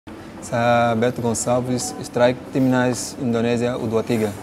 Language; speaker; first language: Indonesian; non-native, fluent; Portuguese